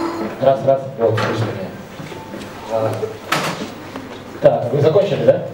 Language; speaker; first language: Russian; native; Russian